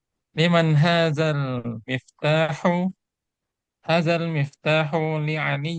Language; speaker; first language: Arabic; non-native, learner; Indonesian